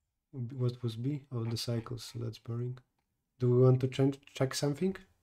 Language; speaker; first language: English; non-native, fluent; Polish